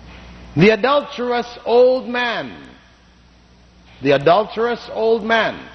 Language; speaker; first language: English; non-native, fluent; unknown